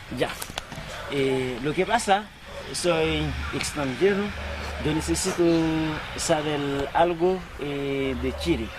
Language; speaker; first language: Spanish; non-native, learner; Haitian Creole